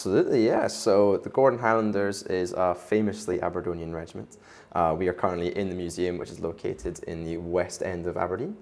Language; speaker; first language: English; native; English